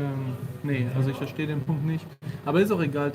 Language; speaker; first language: German; native; German